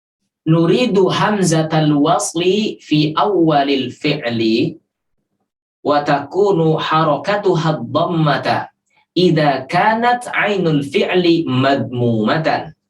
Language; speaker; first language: Arabic; non-native, fluent; Indonesian